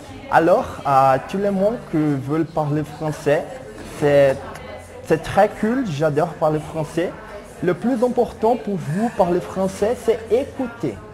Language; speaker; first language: French; non-native, learner; Portuguese